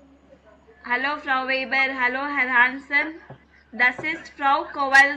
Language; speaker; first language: German; non-native, fluent; Tamil